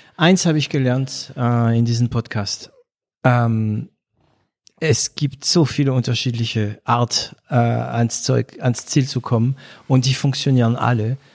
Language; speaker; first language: German; non-native, fluent; French